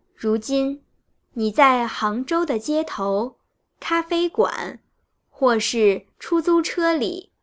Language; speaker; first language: Chinese; native; Chinese